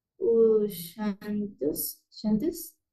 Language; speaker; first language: French; non-native, learner; Spanish